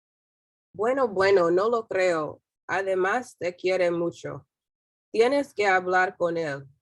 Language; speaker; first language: Spanish; non-native, learner; English